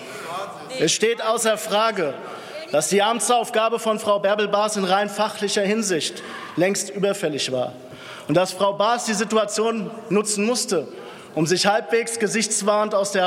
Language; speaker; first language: German; native; German